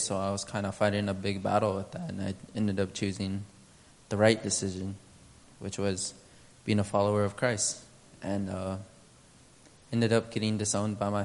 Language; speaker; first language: English; early bilingual, other home language; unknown